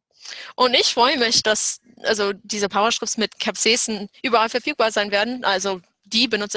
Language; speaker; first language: German; non-native, fluent; English